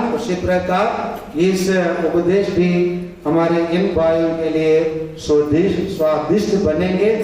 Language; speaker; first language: Hindi; non-native, local second language; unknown